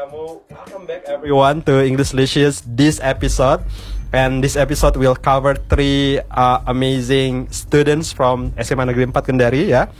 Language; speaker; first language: English; non-native, fluent; Indonesian